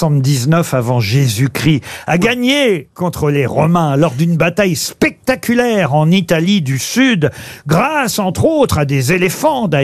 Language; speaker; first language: French; native; French